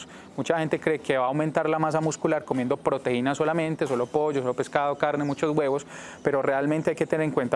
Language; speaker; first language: Spanish; native; Spanish